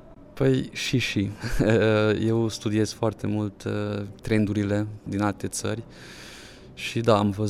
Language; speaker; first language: Romanian; non-native, local second language; Hungarian